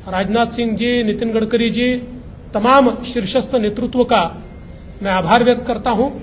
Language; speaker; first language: Hindi; non-native, local second language; Marathi